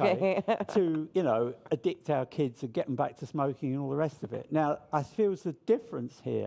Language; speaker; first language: English; native; English